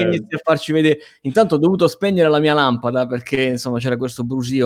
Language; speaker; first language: Italian; native; Italian